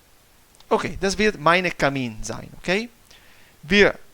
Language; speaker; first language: German; non-native, fluent; Italian